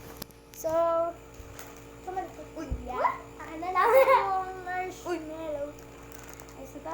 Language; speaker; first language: Filipino; native; Filipino